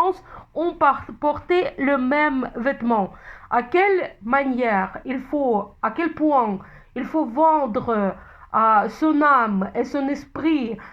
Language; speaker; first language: French; non-native, fluent; Russian